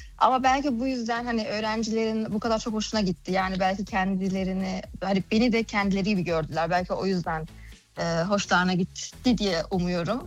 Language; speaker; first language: Turkish; early bilingual, heritage; Turkish